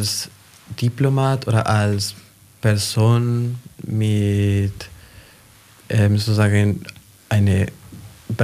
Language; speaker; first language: German; non-native, fluent; Spanish